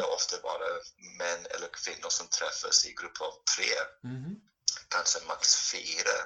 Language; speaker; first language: Swedish; non-native, fluent; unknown